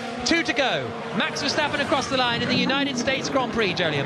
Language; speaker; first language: English; native; English